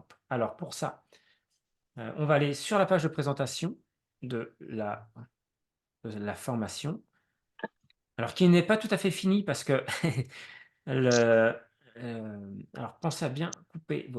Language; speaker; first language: French; native; French